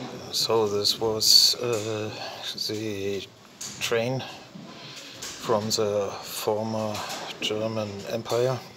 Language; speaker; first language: English; non-native, learner; German